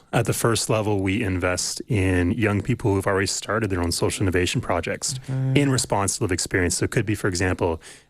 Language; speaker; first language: English; native; English